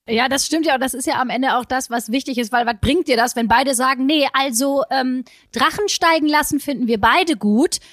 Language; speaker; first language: German; native; German